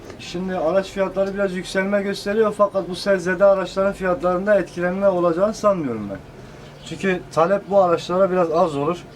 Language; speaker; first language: Turkish; native; Turkish